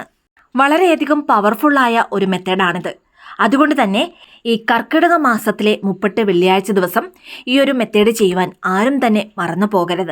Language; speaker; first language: Malayalam; native; Malayalam